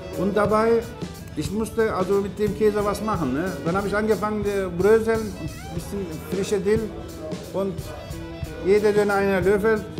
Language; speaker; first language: German; non-native, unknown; Turkish